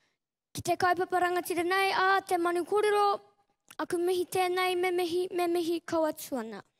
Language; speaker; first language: Māori; non-native, local second language; English